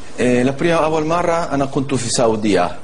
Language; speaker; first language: Arabic; non-native, learner; Italian